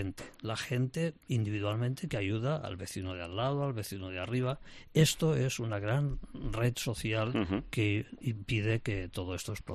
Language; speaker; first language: Spanish; non-native, local second language; Catalan